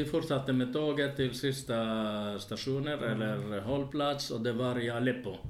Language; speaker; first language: Swedish; non-native, fluent; Arabic